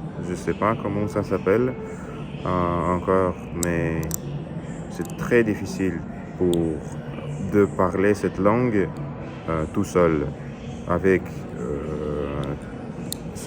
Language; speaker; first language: French; non-native, learner; Russian